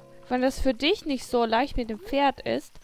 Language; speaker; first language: German; non-native, fluent; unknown